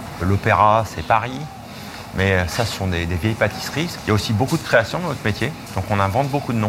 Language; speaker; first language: French; native; French